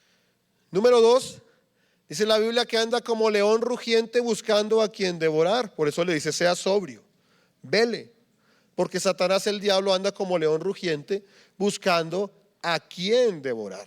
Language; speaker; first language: Spanish; native; Spanish